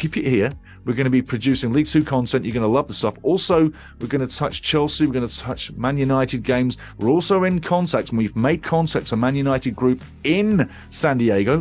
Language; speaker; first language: English; native; English